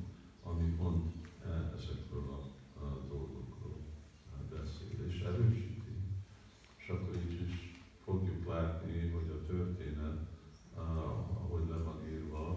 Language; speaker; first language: Hungarian; early bilingual, heritage; Hungarian